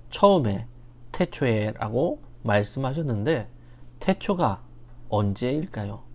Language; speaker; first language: Korean; native; Korean